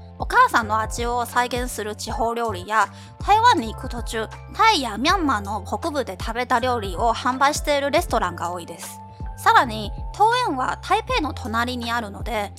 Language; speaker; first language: Japanese; non-native, fluent; Chinese